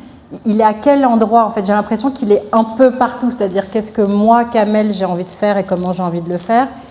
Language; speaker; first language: French; native; French